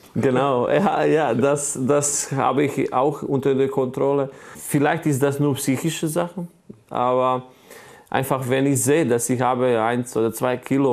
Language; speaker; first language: German; non-native, fluent; Croatian